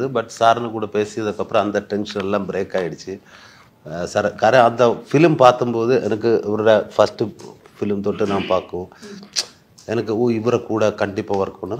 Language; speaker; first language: Tamil; non-native, learner; Malayalam